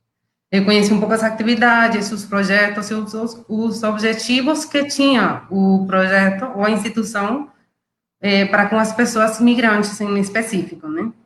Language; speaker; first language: Portuguese; non-native, fluent; Spanish